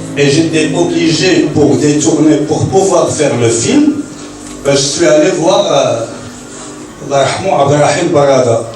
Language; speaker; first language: French; non-native, local second language; Arabic